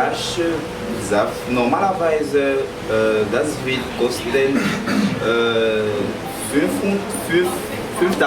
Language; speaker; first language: German; non-native, learner; French